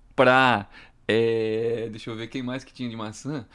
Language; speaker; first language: Portuguese; early bilingual, heritage; English